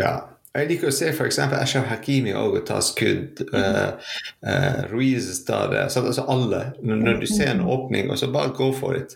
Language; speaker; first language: Norwegian; non-native, fluent; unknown